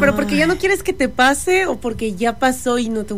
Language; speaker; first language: Spanish; native; Spanish